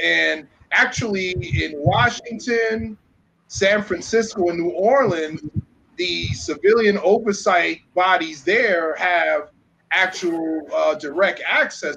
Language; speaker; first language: English; early bilingual, other home language; Spanish